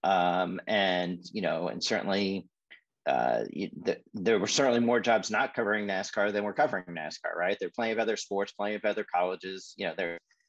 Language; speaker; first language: English; native; English